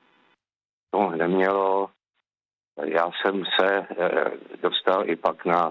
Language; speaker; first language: Czech; native; Czech